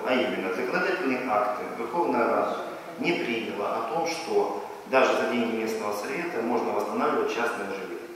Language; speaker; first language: Russian; native; Russian